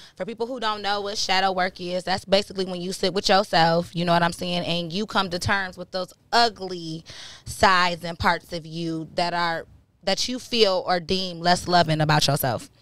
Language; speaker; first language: English; native; English